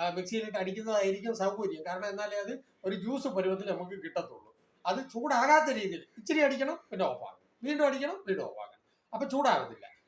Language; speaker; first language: Malayalam; non-native, local second language; Tamil